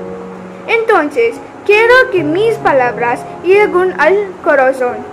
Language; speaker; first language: Spanish; non-native, learner; Tamil